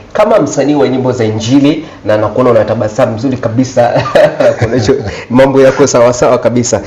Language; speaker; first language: Swahili; native; Swahili